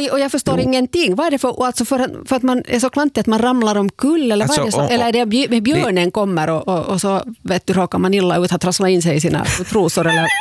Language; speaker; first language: Swedish; native; Swedish